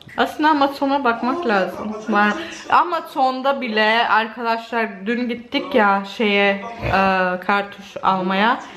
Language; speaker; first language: Turkish; early bilingual, heritage; Turkish